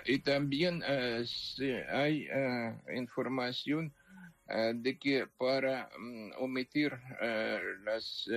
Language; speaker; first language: Spanish; non-native, fluent; Ukrainian